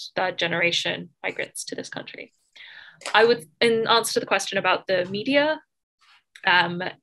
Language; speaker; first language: English; native; English